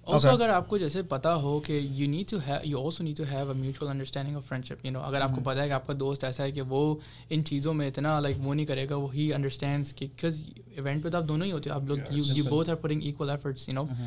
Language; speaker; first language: Urdu; early bilingual, heritage; Urdu